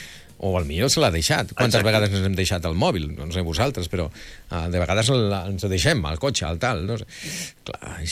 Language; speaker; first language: Catalan; native; Catalan